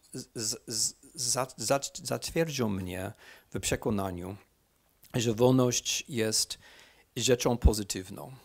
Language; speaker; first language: Polish; non-native, fluent; English